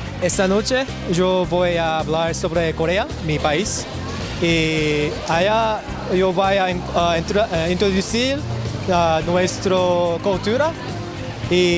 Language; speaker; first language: Spanish; non-native, learner; Korean